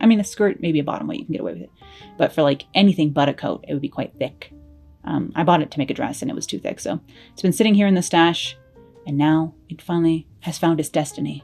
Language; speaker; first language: English; native; English